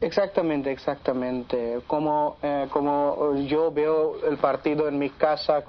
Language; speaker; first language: Spanish; non-native, fluent; Bangla